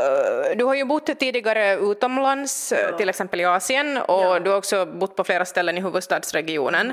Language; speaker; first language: Swedish; native; Swedish